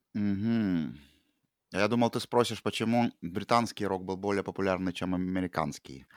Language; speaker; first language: Russian; native; Russian